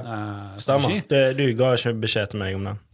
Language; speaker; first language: Norwegian; native; Norwegian